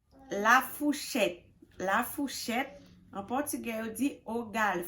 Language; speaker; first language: French; non-native, local second language; Haitian Creole